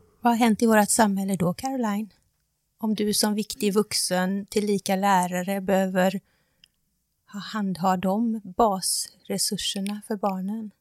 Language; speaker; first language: Swedish; native; Swedish